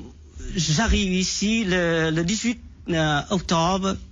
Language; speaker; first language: French; non-native, fluent; Vietnamese